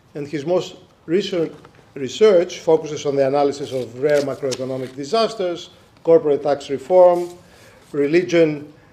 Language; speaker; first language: English; non-native, fluent; Greek